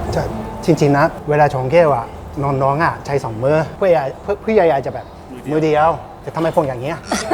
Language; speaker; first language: Thai; non-native, fluent; Japanese